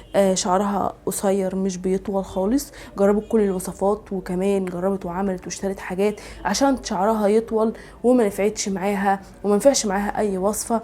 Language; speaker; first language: Arabic; native; Arabic